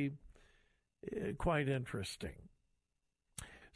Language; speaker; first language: English; native; English